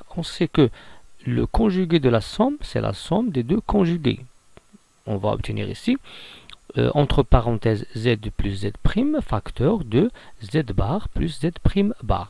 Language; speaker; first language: French; non-native, local second language; Arabic